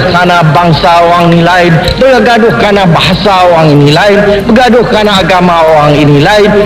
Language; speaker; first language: Malay; native; Malay